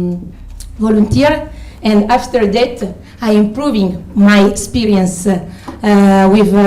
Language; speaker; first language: English; non-native, fluent; Italian